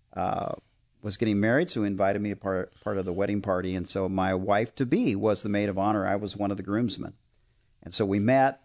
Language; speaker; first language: English; native; English